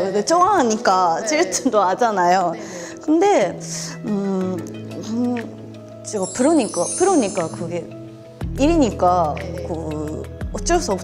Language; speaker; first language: Korean; non-native, learner; Japanese